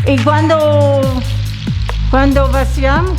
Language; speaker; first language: Spanish; non-native, learner; English